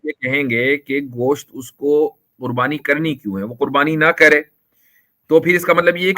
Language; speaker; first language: Hindi; native; Hindi